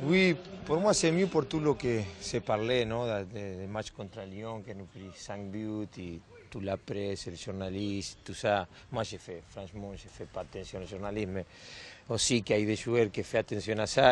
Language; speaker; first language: French; non-native, learner; Spanish